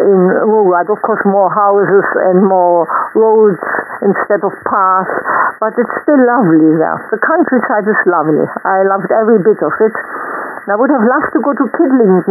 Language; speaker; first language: English; non-native, fluent; German